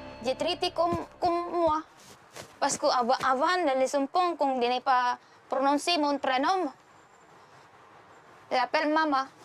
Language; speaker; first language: French; non-native, learner; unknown